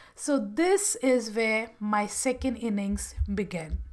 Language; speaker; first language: English; non-native, local second language; Gujarati